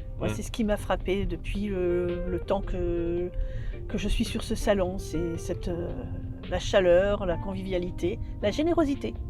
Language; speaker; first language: French; native; French